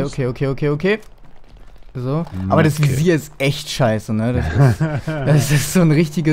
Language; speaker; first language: German; native; German